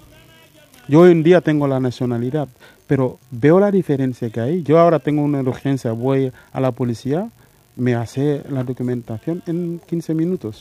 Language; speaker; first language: Spanish; non-native, fluent; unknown